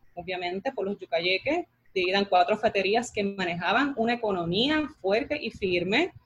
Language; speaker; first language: Spanish; native; Spanish